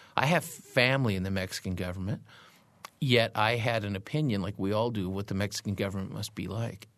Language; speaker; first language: English; native; English